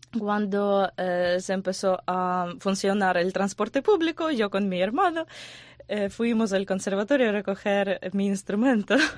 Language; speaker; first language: Spanish; non-native, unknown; Ukrainian